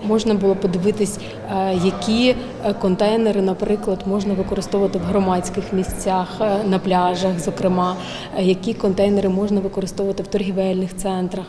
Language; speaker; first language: Ukrainian; native; Ukrainian